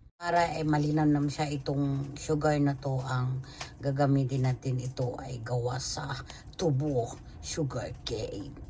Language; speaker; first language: Filipino; non-native, local second language; Cebuano